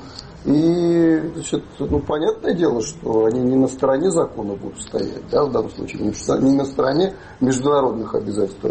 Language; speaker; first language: Russian; native; Russian